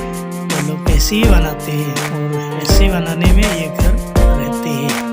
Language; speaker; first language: Hindi; non-native, local second language; Bodo